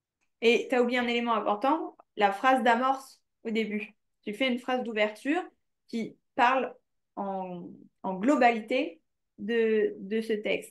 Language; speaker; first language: French; native; French